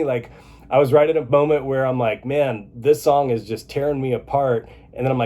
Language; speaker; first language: English; native; English